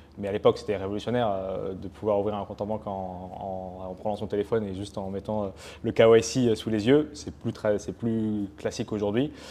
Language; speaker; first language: French; native; French